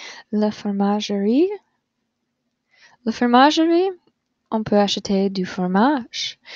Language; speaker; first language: French; non-native, fluent; English